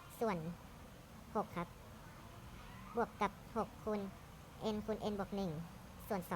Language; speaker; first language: Thai; native; Thai